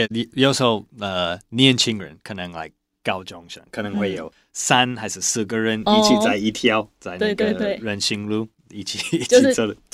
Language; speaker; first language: Chinese; non-native, fluent; English